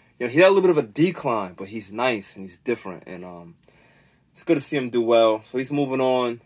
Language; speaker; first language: English; native; English